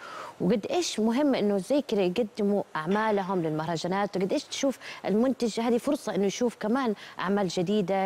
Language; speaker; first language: Arabic; native; Arabic